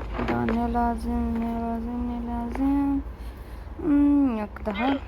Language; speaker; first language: Turkish; early bilingual, other home language; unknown